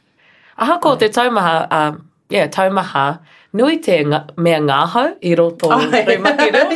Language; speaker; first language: Māori; non-native, learner; English